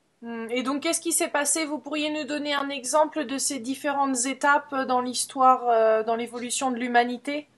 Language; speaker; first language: French; native; French